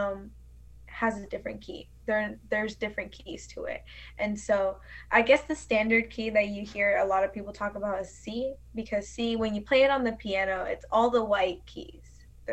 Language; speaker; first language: English; early bilingual, other home language; Spanish